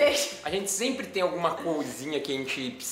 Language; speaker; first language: Portuguese; native; Portuguese